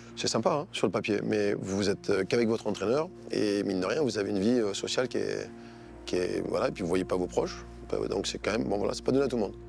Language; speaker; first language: French; native; French